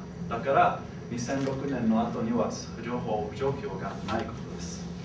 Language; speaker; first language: Japanese; non-native, fluent; English